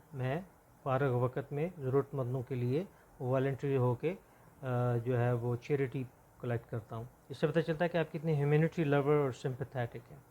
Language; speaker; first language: Urdu; non-native, local second language; Punjabi